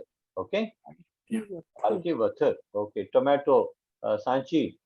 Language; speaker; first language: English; non-native, local second language; Kashmiri